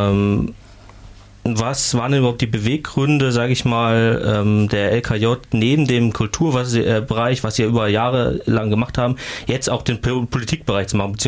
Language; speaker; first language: German; native; German